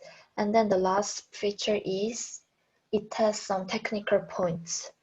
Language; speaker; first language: English; non-native, learner; Korean